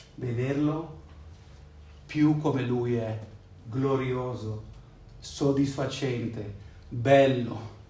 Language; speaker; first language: Italian; non-native, fluent; Spanish